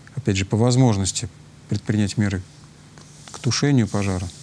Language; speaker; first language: Russian; native; Russian